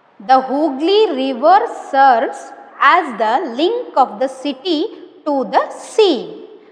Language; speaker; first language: English; non-native, local second language; Kannada